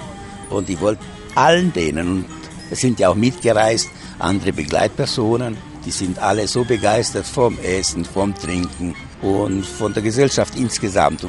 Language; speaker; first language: German; native; German